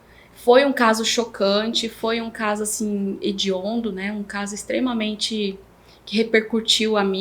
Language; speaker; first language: Portuguese; native; Portuguese